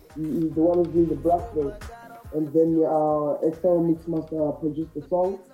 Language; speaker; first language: English; non-native, local second language; Shona